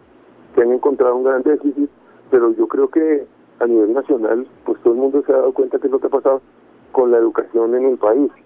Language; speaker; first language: Spanish; native; Spanish